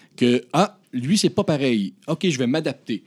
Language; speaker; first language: French; native; French